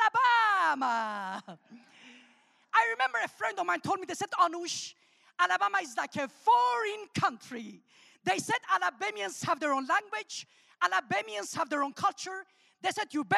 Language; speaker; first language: English; non-native, fluent; Armenian